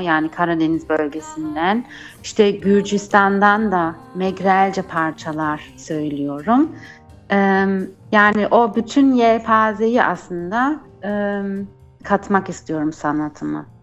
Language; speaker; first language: Turkish; early bilingual, heritage; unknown